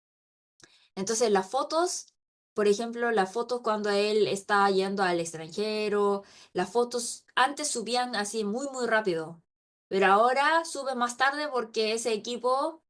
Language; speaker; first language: Spanish; non-native, local second language; Korean